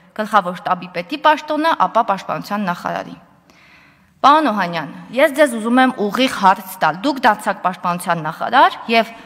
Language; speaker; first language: Armenian; native; Armenian